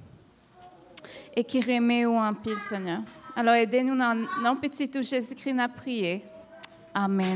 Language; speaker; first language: French; non-native, local second language; Haitian Creole